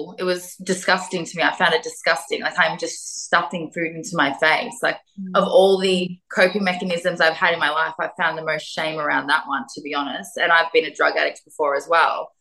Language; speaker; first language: English; native; English